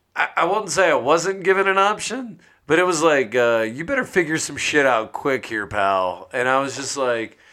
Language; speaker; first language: English; native; English